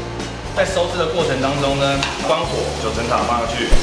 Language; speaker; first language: Chinese; native; Chinese